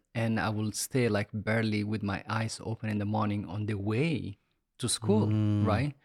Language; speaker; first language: English; non-native, fluent; Italian